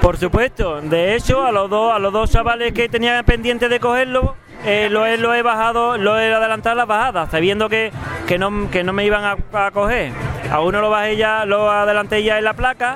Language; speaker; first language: Spanish; native; Spanish